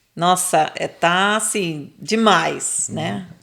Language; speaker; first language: Portuguese; non-native, fluent; English